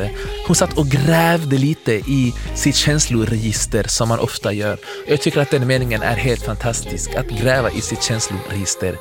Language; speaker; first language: Swedish; native; Swedish